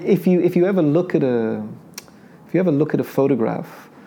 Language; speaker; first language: English; native; English